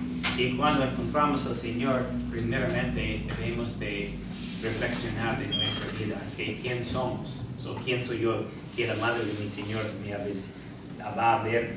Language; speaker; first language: Spanish; non-native, fluent; English